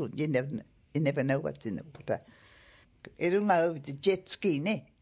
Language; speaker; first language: English; native; English